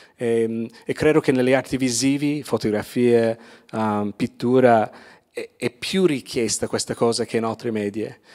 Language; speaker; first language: Italian; non-native, fluent; English